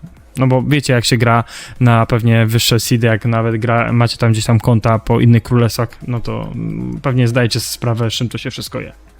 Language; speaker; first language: Polish; native; Polish